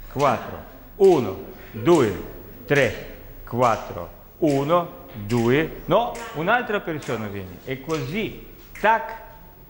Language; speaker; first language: Italian; non-native, learner; Russian